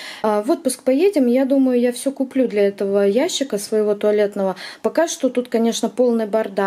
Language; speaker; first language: Russian; native; Russian